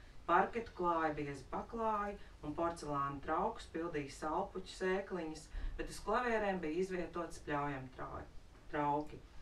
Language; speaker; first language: Latvian; native; Latvian